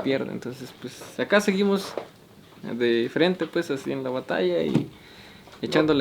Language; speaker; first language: Spanish; native; Spanish